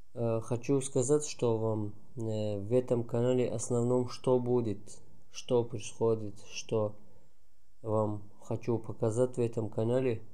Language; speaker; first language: Russian; non-native, learner; Tajik